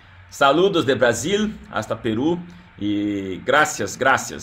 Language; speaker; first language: Spanish; non-native, learner; Portuguese